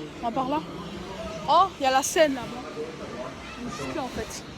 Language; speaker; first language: French; native; French